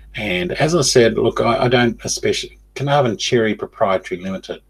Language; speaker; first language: English; native; English